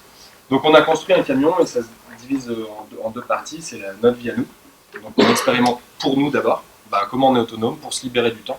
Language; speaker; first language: French; native; French